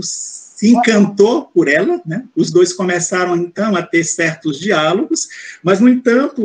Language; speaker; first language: Portuguese; native; Portuguese